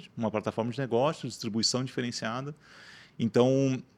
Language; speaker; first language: Portuguese; native; Portuguese